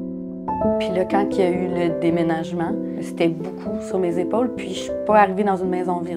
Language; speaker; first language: French; native; French